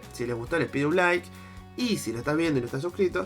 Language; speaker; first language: Spanish; native; Spanish